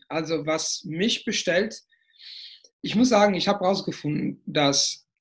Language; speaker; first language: German; non-native, fluent; Italian